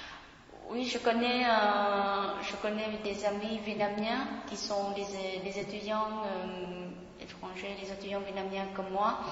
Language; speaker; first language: French; non-native, fluent; Vietnamese